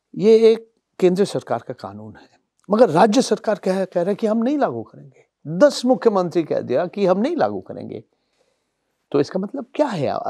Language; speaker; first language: Hindi; non-native, local second language; Bangla